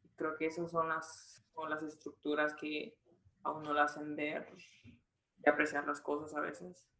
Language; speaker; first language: Spanish; native; Spanish